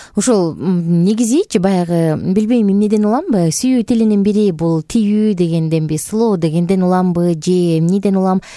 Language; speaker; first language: Kyrgyz; native; Kyrgyz